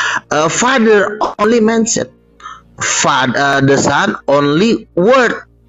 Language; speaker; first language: English; non-native, learner; Indonesian